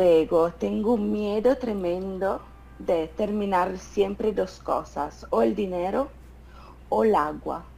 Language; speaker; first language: Spanish; non-native, fluent; Italian